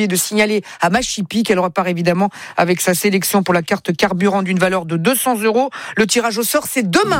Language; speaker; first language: French; native; French